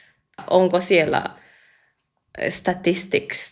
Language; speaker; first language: Finnish; non-native, learner; Japanese